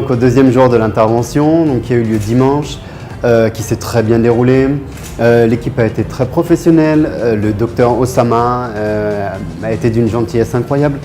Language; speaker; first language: French; native; French